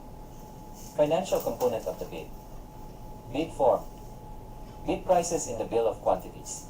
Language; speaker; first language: English; non-native, local second language; Cebuano